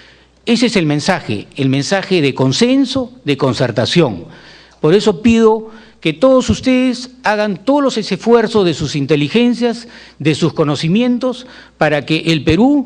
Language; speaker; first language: Spanish; native; Spanish